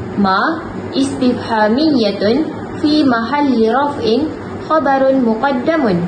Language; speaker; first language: Arabic; non-native, learner; Malay